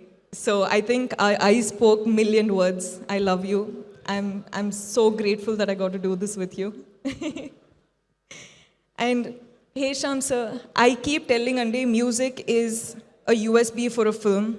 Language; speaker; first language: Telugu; non-native, fluent; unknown